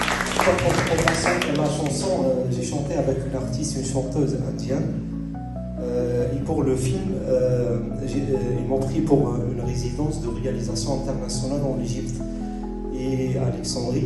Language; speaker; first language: French; non-native, local second language; Arabic